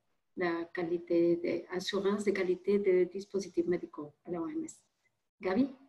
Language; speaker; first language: French; non-native, fluent; Spanish